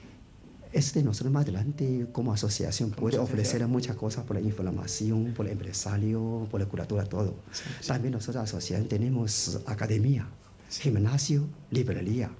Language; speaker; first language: Spanish; non-native, learner; Chinese